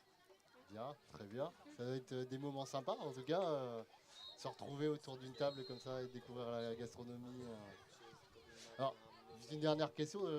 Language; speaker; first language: French; native; French